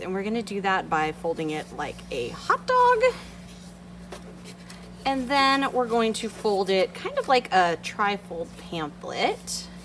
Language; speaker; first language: English; native; English